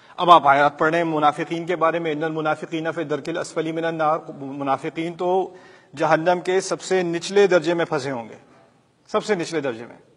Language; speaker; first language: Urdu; early bilingual, heritage; Urdu